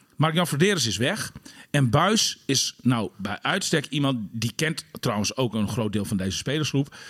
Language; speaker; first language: Dutch; native; Dutch